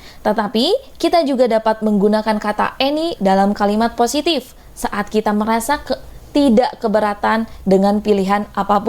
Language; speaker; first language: Indonesian; native; Indonesian